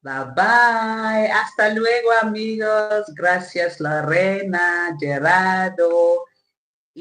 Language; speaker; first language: Spanish; non-native, learner; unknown